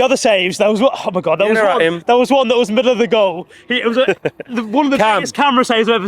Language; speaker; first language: English; native; English